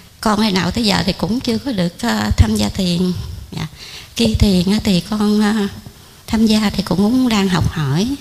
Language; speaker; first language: Vietnamese; non-native, local second language; Khmer